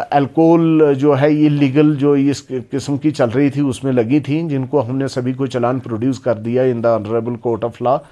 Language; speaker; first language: Hindi; non-native, local second language; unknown